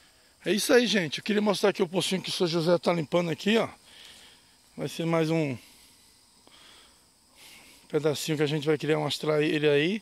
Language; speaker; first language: Portuguese; native; Portuguese